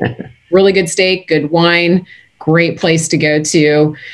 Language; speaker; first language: English; native; English